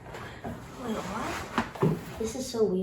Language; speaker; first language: English; native; English